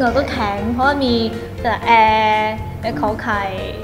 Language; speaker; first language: Thai; non-native, fluent; Chinese